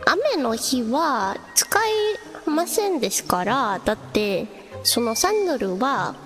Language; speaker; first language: Japanese; non-native, learner; English